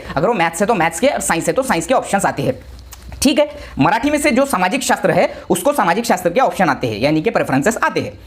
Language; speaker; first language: Hindi; non-native, local second language; Marathi